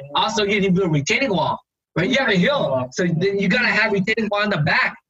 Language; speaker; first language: English; native; English